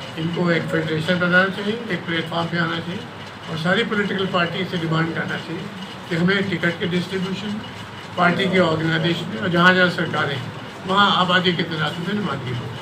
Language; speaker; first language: Hindi; native; Hindi